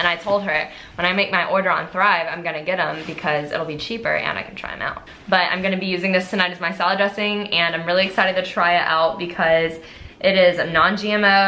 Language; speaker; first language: English; native; English